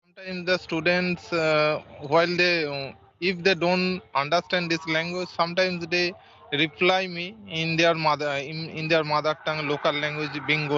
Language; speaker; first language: English; non-native, local second language; Santali